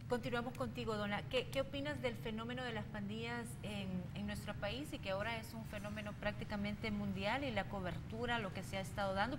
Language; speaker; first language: Spanish; native; Spanish